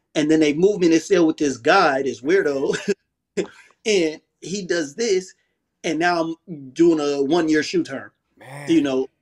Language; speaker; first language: English; native; English